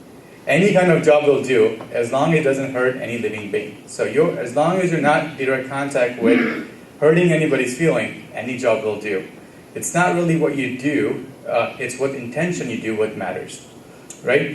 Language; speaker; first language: English; early bilingual, other home language; Gujarati